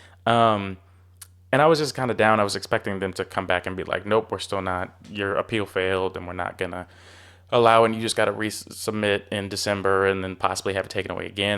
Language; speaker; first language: English; native; English